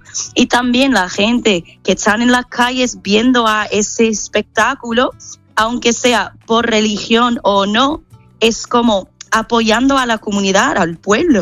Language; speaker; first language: Spanish; non-native, fluent; English